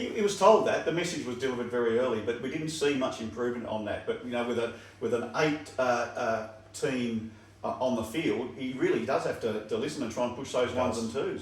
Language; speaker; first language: English; native; English